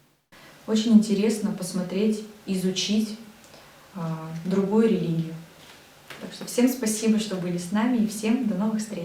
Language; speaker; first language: Russian; non-native, local second language; Tajik